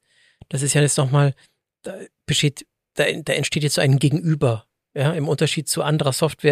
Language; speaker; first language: German; native; German